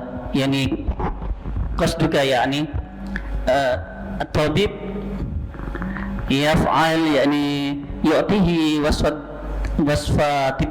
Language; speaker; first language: Arabic; non-native, learner; Indonesian